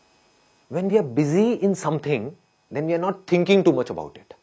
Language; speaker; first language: English; non-native, local second language; Hindi